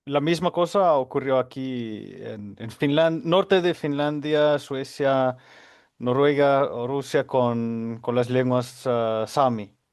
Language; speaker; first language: Spanish; non-native, fluent; Finnish